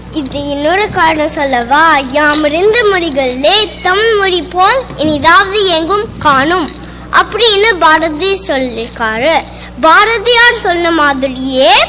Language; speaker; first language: Tamil; early bilingual, heritage; Tamil